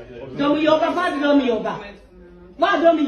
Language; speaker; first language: Swedish; non-native, learner; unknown